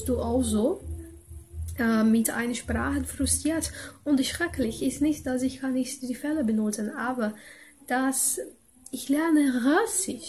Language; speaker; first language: German; non-native, learner; Portuguese